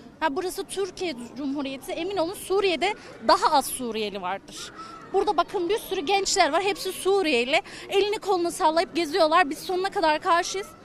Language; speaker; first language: Turkish; native; Turkish